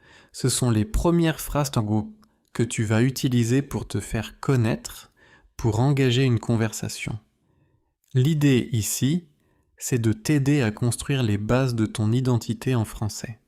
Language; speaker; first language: French; native; French